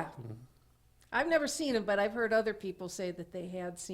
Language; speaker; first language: English; native; English